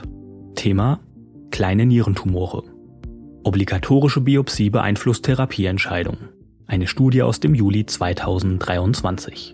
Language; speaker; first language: German; native; German